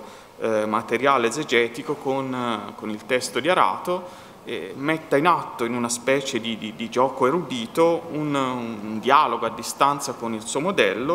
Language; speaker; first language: Italian; native; Italian